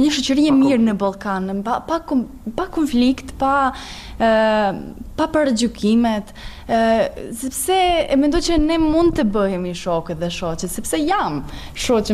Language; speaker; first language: Albanian; non-native, learner; Serbian